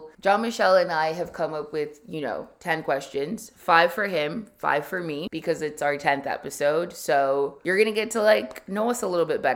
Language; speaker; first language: English; native; English